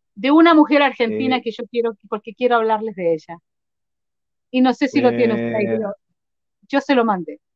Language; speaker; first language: Spanish; native; Spanish